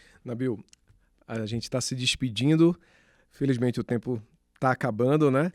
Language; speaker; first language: Portuguese; native; Portuguese